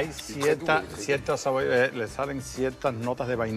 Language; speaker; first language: Spanish; native; Spanish